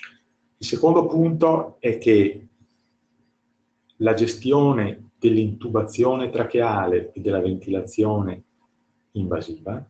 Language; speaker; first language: Italian; native; Italian